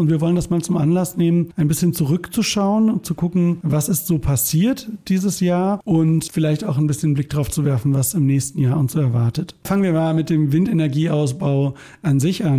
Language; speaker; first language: German; native; German